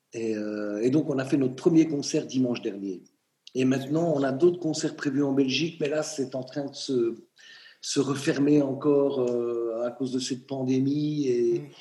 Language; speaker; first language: French; native; French